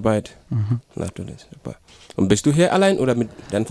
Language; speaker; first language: German; non-native, learner; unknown